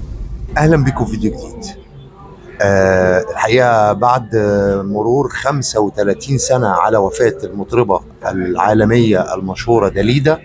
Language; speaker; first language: Arabic; native; Arabic